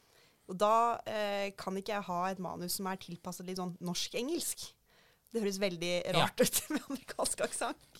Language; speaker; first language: Norwegian; native; Norwegian